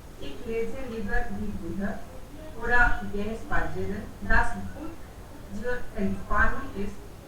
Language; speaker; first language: German; non-native, learner; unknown